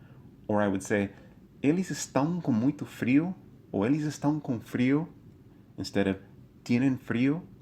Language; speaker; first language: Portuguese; non-native, fluent; English